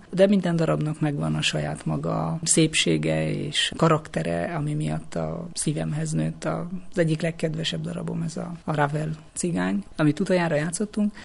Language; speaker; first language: Hungarian; native; Hungarian